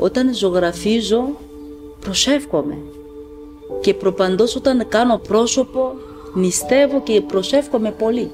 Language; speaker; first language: Greek; non-native, fluent; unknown